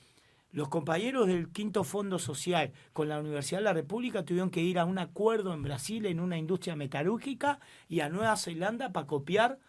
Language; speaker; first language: Spanish; native; Spanish